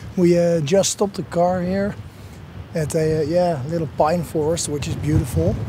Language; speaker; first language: English; non-native, fluent; Dutch